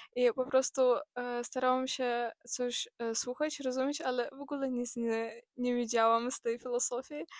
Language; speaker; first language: Polish; non-native, fluent; Ukrainian